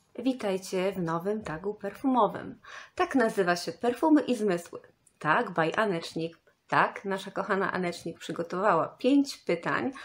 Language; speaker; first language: Polish; native; Polish